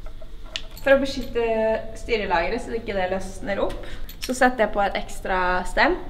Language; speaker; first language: Norwegian; native; Norwegian